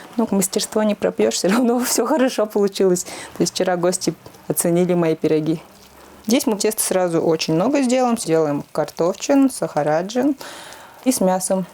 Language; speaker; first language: Russian; native; Russian